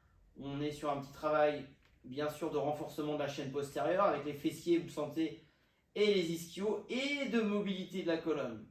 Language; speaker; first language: French; native; French